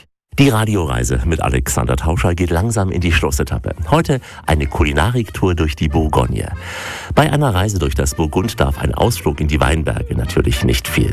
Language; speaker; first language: German; native; German